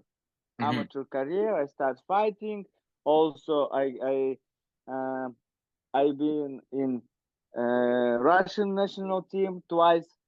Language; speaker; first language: English; non-native, learner; Russian